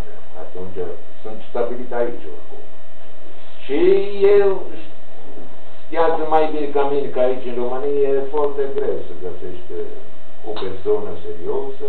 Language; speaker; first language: Romanian; non-native, learner; Italian